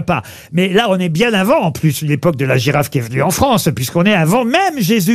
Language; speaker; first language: French; native; French